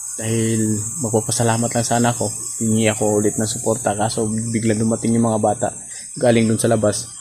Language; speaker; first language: Filipino; non-native, local second language; Cebuano